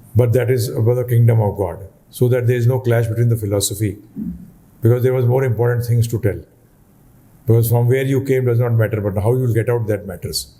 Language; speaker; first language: English; non-native, local second language; Hindi